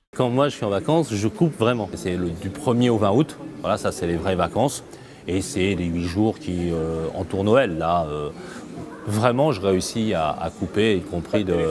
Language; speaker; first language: French; early bilingual, other home language; Korean